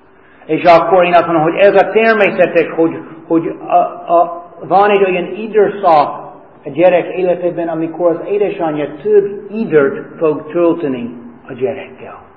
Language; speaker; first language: Hungarian; non-native, fluent; English